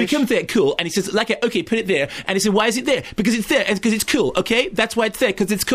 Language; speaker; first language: English; native; English